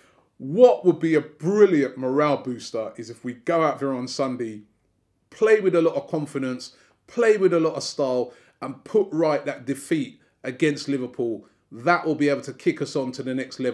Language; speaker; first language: English; native; English